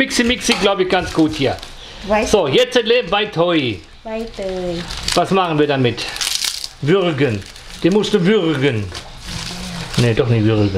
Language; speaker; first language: German; native; German